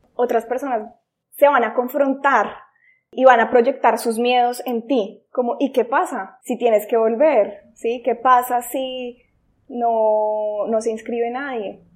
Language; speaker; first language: Spanish; native; Spanish